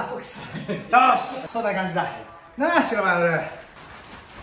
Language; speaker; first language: Japanese; native; Japanese